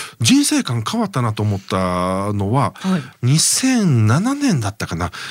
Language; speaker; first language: Japanese; native; Japanese